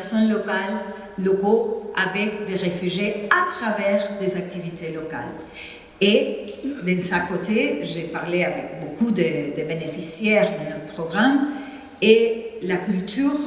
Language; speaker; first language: French; non-native, fluent; Spanish